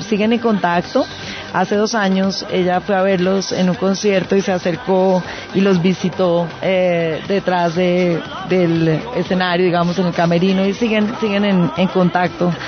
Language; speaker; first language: Spanish; native; Spanish